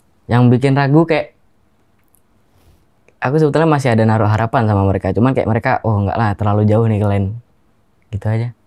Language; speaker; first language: Indonesian; non-native, local second language; Javanese